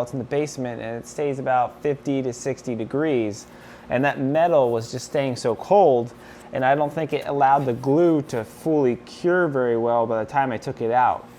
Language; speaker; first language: English; native; English